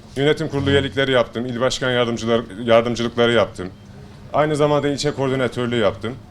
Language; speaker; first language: Turkish; native; Turkish